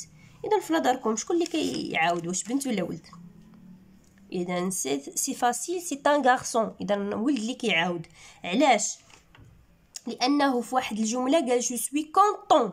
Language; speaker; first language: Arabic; native; Arabic